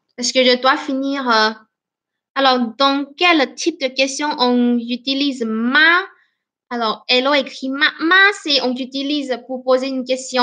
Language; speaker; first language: French; non-native, fluent; Chinese